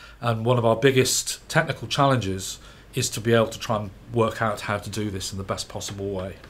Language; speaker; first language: English; native; English